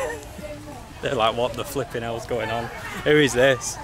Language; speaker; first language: English; native; English